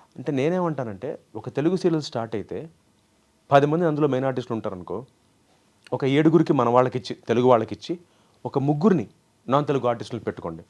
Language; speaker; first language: Telugu; native; Telugu